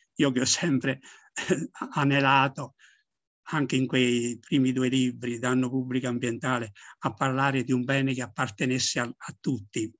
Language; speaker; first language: Italian; native; Italian